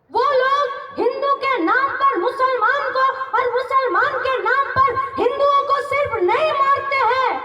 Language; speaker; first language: Hindi; non-native, local second language; Bangla